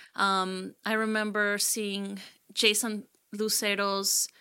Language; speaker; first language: English; early bilingual, other home language; Spanish